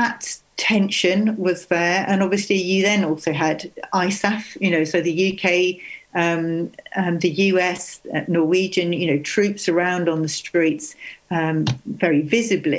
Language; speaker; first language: English; native; English